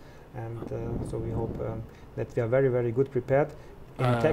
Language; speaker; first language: English; non-native, fluent; German